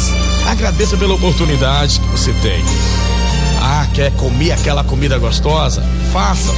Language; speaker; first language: Portuguese; native; Portuguese